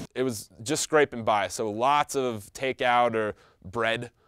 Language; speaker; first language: English; native; English